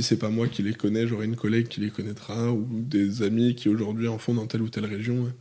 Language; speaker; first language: French; native; French